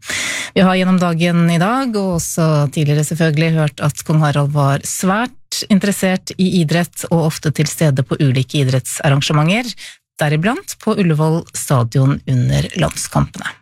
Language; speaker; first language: Norwegian; native; Norwegian